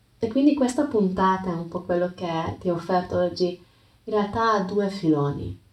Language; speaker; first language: Italian; non-native, fluent; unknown